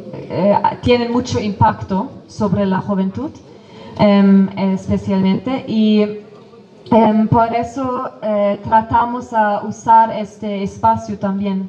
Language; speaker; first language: Spanish; non-native, fluent; Kurdish